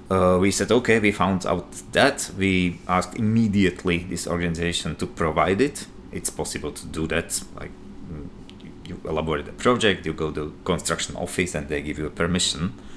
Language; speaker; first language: English; non-native, fluent; Slovak